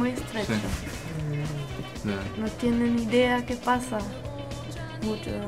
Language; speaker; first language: Spanish; non-native, learner; German